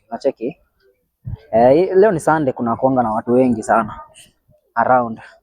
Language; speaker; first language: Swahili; native; Swahili